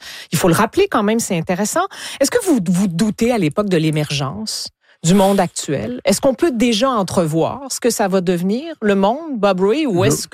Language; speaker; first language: French; native; French